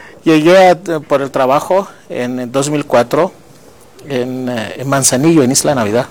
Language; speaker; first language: Spanish; non-native, fluent; Greek